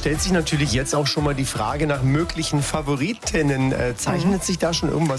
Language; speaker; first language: German; native; German